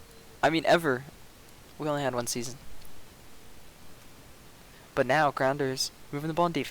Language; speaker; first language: English; native; English